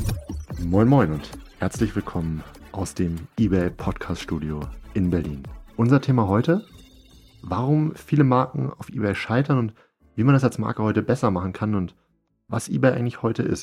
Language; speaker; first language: German; native; German